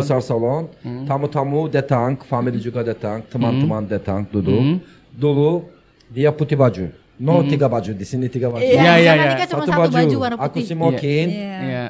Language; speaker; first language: Indonesian; non-native, learner; Turkish